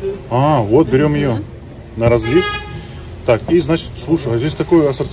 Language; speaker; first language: Russian; native; Russian